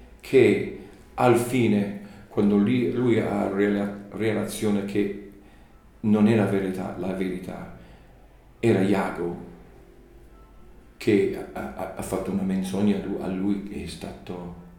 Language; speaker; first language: Italian; non-native, learner; English